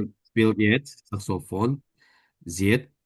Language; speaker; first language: German; non-native, learner; Indonesian